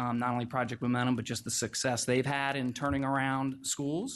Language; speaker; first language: English; native; English